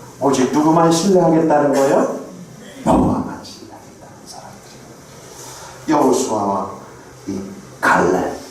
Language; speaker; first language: Korean; native; Korean